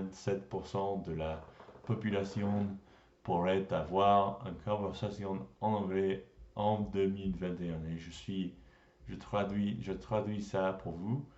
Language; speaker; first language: French; non-native, learner; English